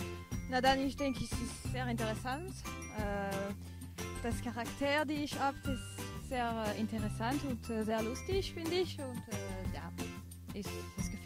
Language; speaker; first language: German; non-native, learner; French